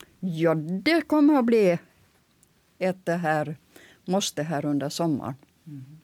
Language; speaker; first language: Swedish; native; Swedish